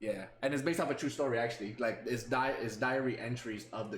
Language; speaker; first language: English; native; English